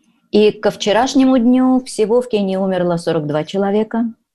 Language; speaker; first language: Russian; native; Russian